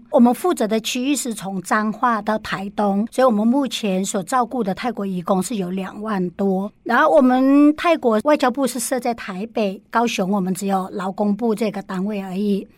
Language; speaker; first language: Chinese; early bilingual, heritage; Chinese